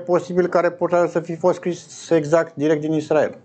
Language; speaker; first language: Romanian; native; Romanian